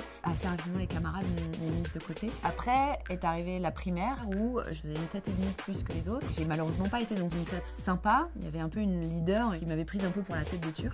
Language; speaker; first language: French; native; French